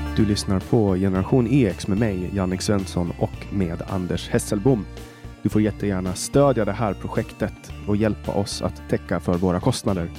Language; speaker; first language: Swedish; native; Swedish